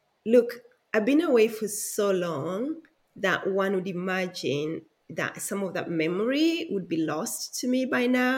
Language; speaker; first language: English; non-native, local second language; Luo (Kenya and Tanzania)